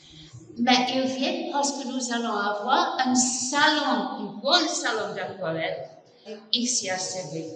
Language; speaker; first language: French; non-native, fluent; English